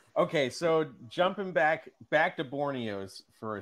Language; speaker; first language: English; native; English